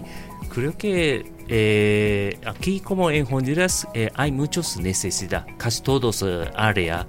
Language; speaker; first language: Spanish; non-native, learner; Japanese